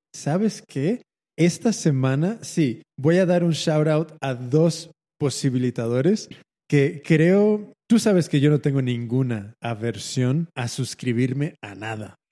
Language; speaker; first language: Spanish; early bilingual, heritage; Spanish